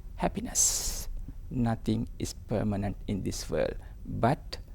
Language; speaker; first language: English; non-native, local second language; Sinhala